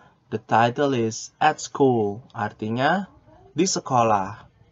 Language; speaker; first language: English; non-native, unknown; Indonesian